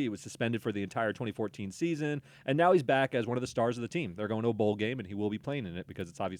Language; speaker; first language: English; native; English